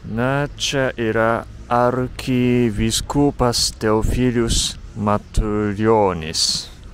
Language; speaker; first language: Lithuanian; non-native, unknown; Japanese